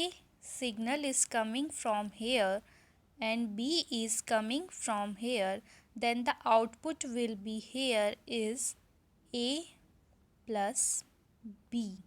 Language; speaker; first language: English; non-native, local second language; Hindi